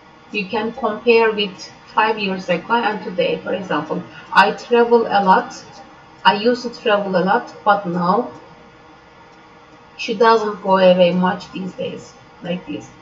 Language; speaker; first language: English; non-native, fluent; Turkish